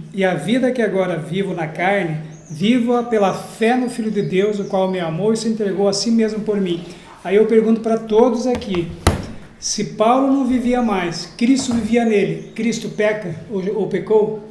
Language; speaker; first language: Portuguese; native; Portuguese